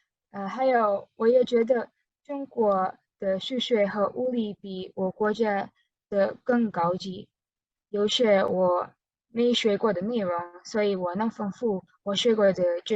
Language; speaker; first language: Chinese; non-native, learner; Indonesian